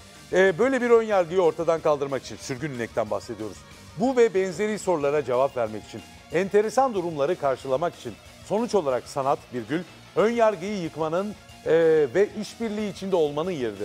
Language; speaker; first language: Turkish; native; Turkish